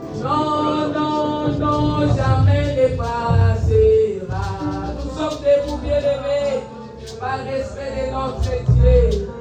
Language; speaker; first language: French; non-native, local second language; Lingala